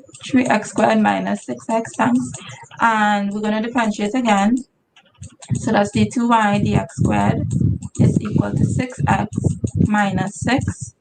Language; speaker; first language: English; native; English